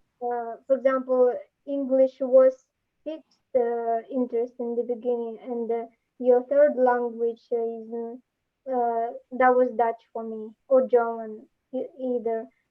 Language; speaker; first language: English; non-native, learner; Russian